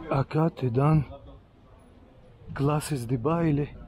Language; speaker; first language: Spanish; non-native, fluent; Russian